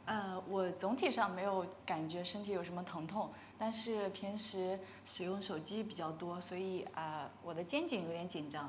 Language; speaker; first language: Chinese; native; Chinese